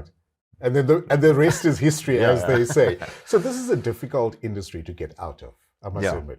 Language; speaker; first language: English; native; English